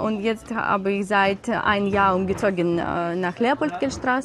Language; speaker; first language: German; non-native, learner; Ukrainian